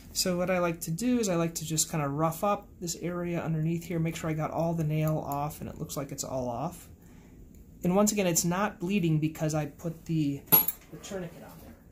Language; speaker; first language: English; native; English